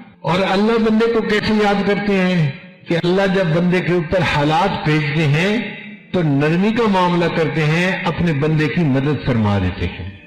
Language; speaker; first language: Urdu; non-native, local second language; Punjabi